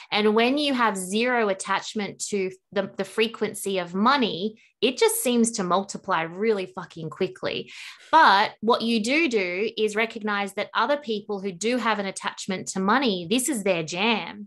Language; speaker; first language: English; native; English